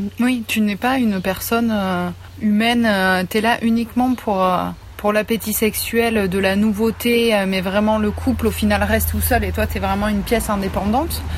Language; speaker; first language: French; native; French